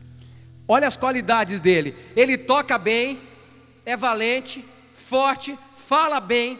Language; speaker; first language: Portuguese; native; Portuguese